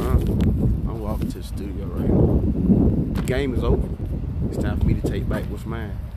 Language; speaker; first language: English; native; English